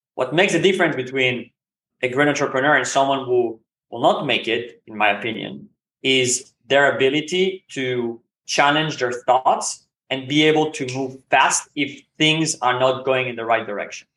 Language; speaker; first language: English; non-native, fluent; Hebrew